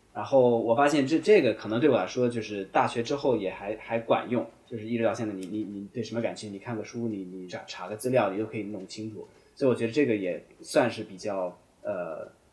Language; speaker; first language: Chinese; non-native, fluent; English